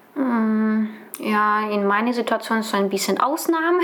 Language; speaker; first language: German; non-native, fluent; Russian